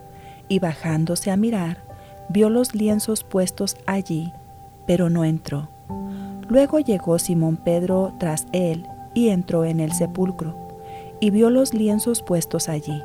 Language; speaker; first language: Spanish; native; Spanish